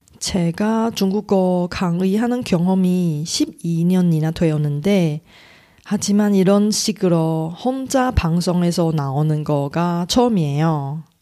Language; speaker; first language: Korean; non-native, fluent; Chinese